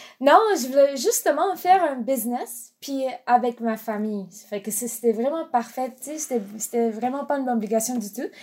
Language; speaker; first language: French; non-native, fluent; Japanese